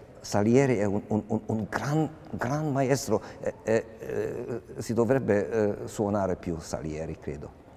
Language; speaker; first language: Italian; non-native, fluent; Hungarian